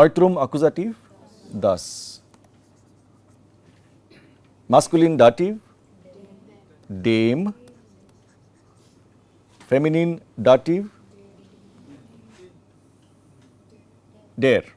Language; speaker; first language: German; non-native, fluent; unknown